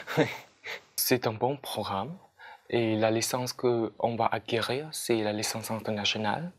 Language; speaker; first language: French; non-native, fluent; Khmer